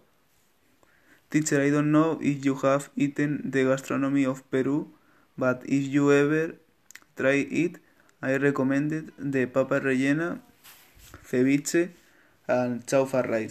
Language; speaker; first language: English; non-native, learner; Spanish